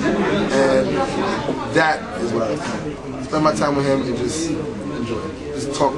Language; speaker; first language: English; early bilingual, other home language; Spanish